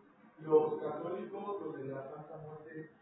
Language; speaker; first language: Spanish; native; Spanish